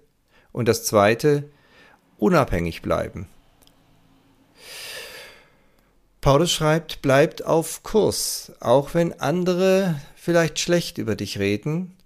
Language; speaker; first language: German; native; German